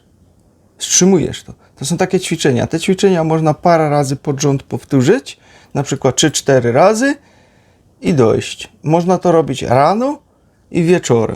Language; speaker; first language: Polish; native; Polish